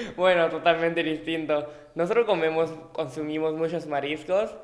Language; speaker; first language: Spanish; non-native, fluent; Thai